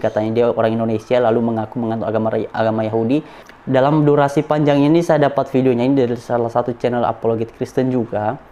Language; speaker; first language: Indonesian; non-native, local second language; Nias